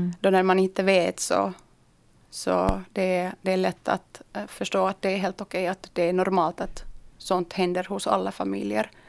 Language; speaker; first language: Swedish; early bilingual, other home language; Kurdish